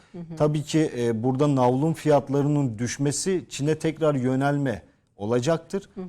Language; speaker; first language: Turkish; native; Turkish